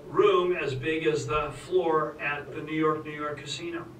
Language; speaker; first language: English; native; English